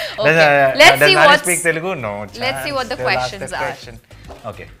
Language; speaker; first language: English; non-native, local second language; Telugu